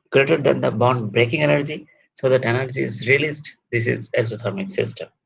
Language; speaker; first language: English; non-native, local second language; Bangla